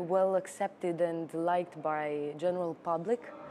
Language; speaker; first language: English; non-native, fluent; Romanian